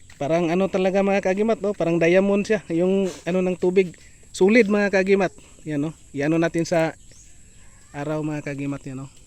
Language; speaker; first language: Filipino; non-native, local second language; Cebuano